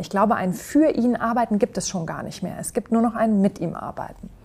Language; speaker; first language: German; native; German